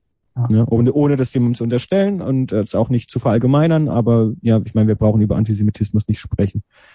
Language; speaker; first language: German; native; German